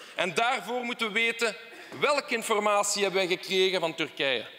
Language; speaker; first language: Dutch; non-native, local second language; French